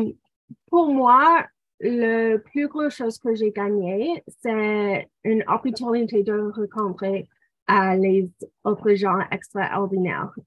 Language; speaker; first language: French; non-native, local second language; English